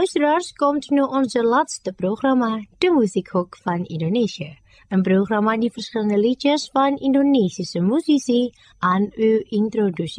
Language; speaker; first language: Dutch; non-native, fluent; Indonesian